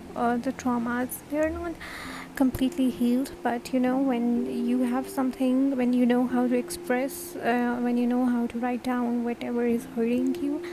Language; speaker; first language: English; non-native, fluent; Turkish